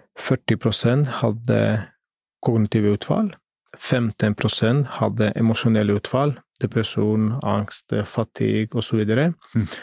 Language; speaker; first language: Norwegian; non-native, fluent; Greek